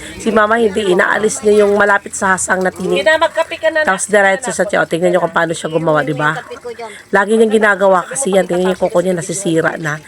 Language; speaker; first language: Filipino; non-native, local second language; Cebuano